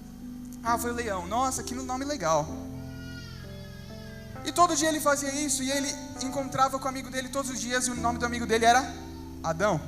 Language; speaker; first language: Portuguese; native; Portuguese